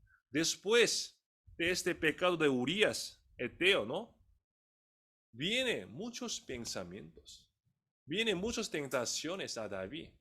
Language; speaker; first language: Spanish; non-native, fluent; Korean